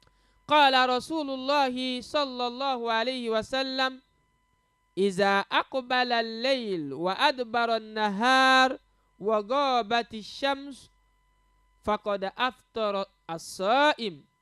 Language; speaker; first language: Arabic; non-native, fluent; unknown